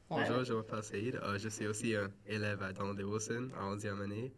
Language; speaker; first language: French; non-native, local second language; English